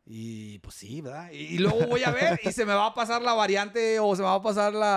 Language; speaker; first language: Spanish; native; Spanish